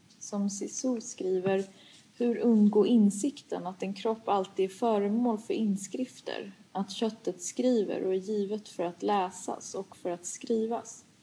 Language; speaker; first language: Swedish; early bilingual, other home language; Persian